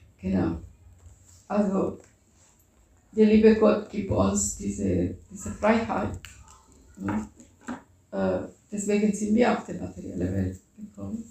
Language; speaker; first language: German; non-native, fluent; Spanish